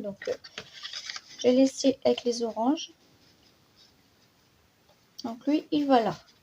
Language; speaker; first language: French; native; French